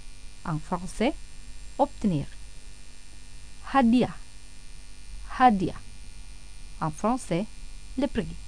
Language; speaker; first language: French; non-native, fluent; Indonesian